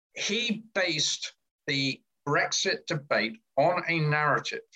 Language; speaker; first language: English; native; English